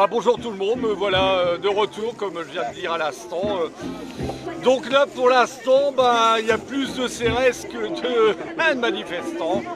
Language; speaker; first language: French; native; French